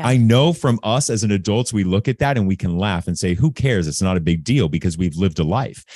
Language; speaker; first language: English; native; English